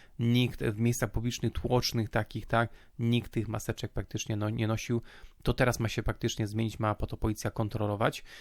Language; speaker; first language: Polish; native; Polish